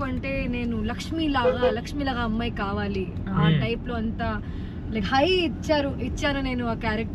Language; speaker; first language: Telugu; non-native, fluent; Hindi